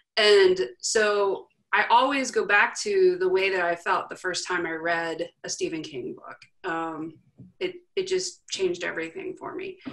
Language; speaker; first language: English; native; English